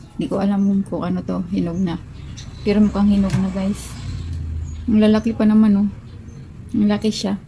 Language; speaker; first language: Filipino; native; Filipino